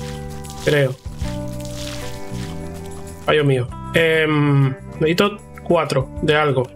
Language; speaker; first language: Spanish; native; Spanish